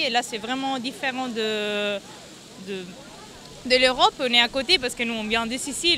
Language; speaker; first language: French; non-native, fluent; Italian